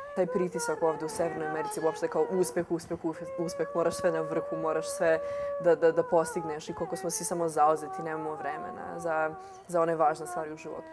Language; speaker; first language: Serbian; early bilingual, heritage; Serbian